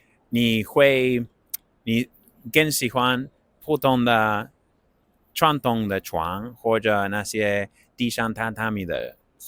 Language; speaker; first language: Chinese; non-native, learner; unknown